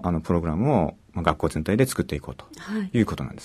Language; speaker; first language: Japanese; native; Japanese